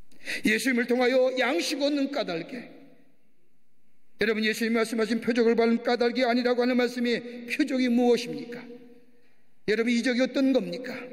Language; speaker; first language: Korean; native; Korean